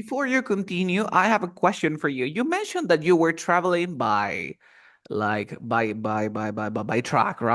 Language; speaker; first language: English; non-native, fluent; Spanish